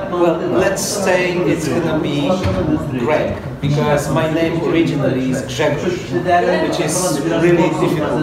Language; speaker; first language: English; non-native, fluent; Polish